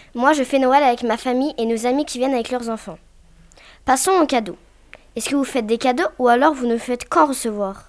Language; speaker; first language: French; native; French